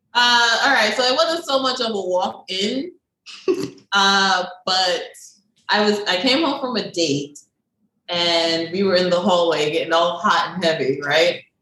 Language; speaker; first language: English; native; English